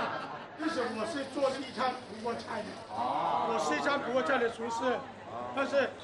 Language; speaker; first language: Chinese; non-native, local second language; Cantonese